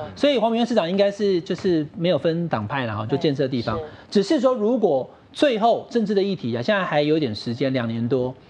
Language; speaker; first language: Chinese; native; Chinese